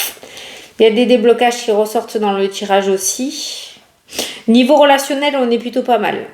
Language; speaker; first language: French; native; French